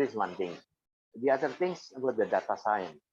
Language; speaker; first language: English; non-native, fluent; Indonesian